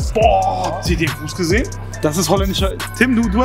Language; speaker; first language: German; native; German